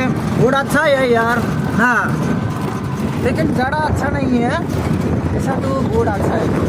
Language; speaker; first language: Hindi; non-native, local second language; Bodo